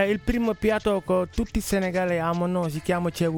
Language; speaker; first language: Italian; non-native, learner; Wolof